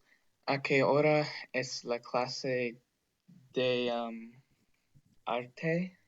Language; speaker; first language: Spanish; non-native, learner; English